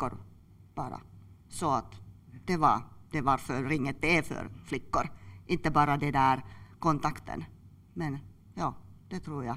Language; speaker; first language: Swedish; non-native, local second language; Finnish